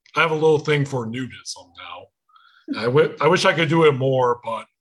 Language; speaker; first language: English; native; English